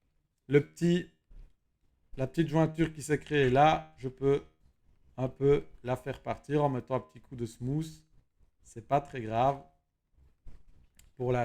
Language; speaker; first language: French; native; French